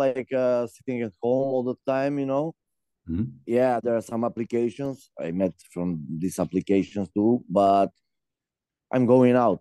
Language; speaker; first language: English; non-native, fluent; Macedonian